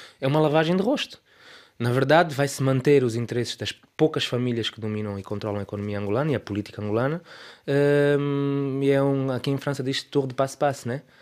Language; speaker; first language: Portuguese; native; Portuguese